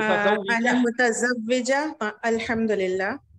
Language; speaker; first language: Arabic; non-native, learner; Urdu